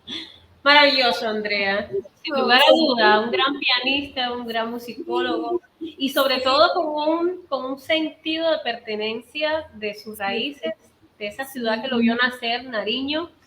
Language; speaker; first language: Spanish; native; Spanish